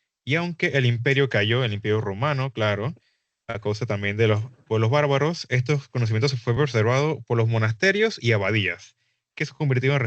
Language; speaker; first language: Spanish; native; Spanish